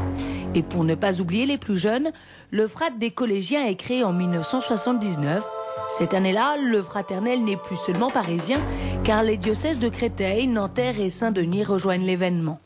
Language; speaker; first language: French; native; French